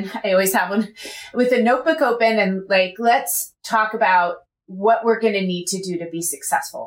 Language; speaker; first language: English; native; English